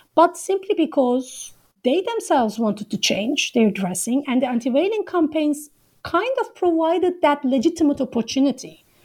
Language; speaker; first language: English; non-native, fluent; Turkish